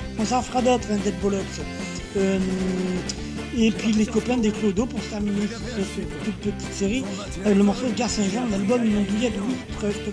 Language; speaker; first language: French; native; French